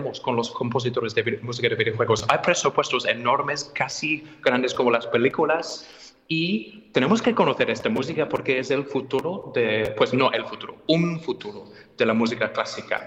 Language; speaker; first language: Spanish; non-native, fluent; English